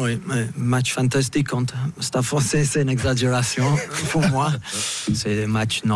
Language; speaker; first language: French; non-native, fluent; English